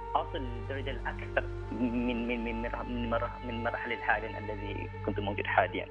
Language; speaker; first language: Arabic; non-native, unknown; Thai